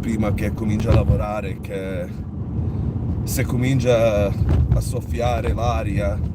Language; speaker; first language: Italian; early bilingual, other home language; English